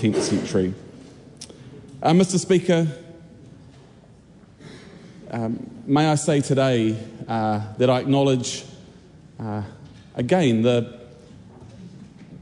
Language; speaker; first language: English; native; English